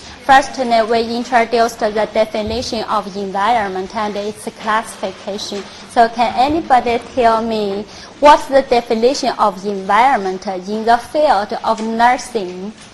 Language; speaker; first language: English; non-native, fluent; Chinese